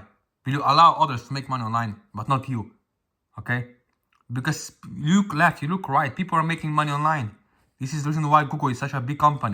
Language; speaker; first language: English; non-native, fluent; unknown